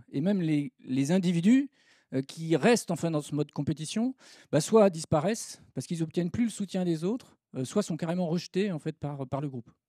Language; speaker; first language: French; native; French